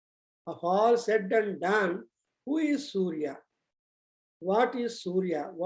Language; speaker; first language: English; non-native, local second language; Telugu